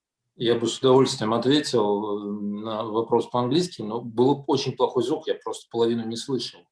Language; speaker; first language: Russian; native; Russian